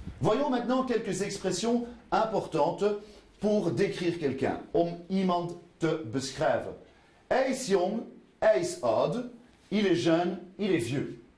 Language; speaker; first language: French; native; French